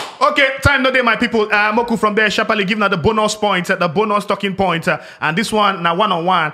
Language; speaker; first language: Nigerian Pidgin; non-native, local second language; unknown